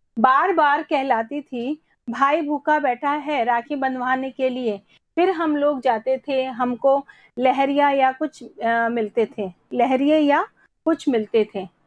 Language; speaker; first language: Hindi; native; Hindi